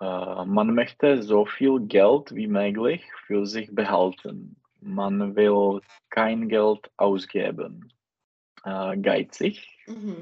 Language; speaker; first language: German; non-native, learner; Czech